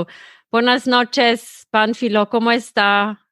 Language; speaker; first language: Spanish; non-native, learner; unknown